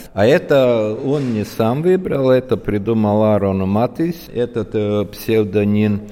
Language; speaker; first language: Russian; non-native, local second language; Latvian